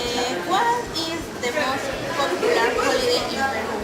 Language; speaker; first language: English; non-native, learner; Spanish